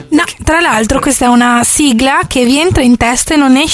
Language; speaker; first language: Italian; native; Italian